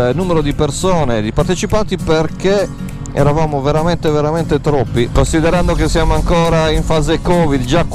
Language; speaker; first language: Italian; native; Italian